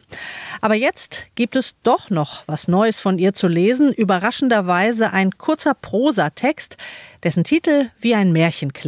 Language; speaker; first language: German; native; German